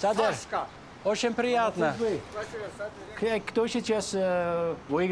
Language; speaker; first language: Russian; non-native, learner; Dutch